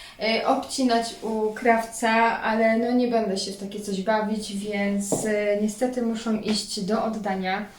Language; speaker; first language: Polish; native; Polish